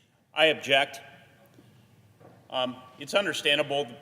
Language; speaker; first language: English; native; English